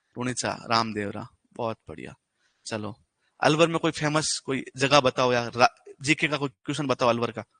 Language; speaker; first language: Hindi; native; Hindi